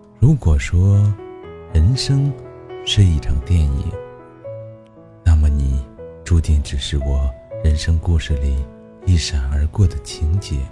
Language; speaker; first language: Chinese; native; Chinese